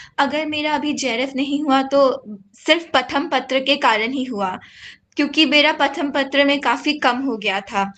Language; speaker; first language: Hindi; non-native, local second language; Assamese